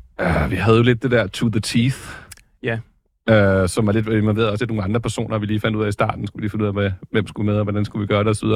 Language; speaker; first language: Danish; native; Danish